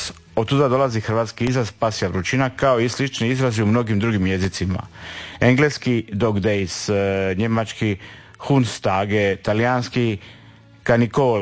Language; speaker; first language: Serbian; native; Serbian